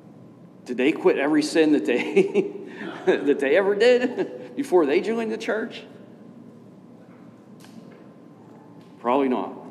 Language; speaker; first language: English; native; English